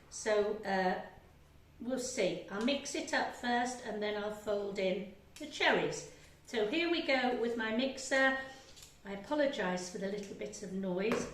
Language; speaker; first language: English; native; English